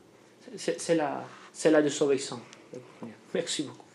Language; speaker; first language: French; non-native, fluent; Spanish